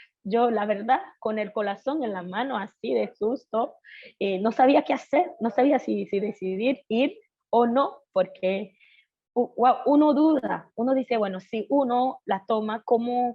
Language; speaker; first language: Spanish; non-native, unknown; Haitian Creole